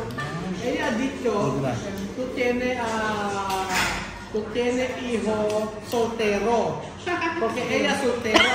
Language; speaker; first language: Spanish; non-native, learner; Filipino